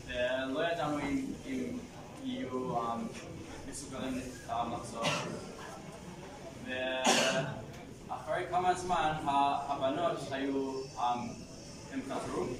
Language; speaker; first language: Hebrew; non-native, fluent; English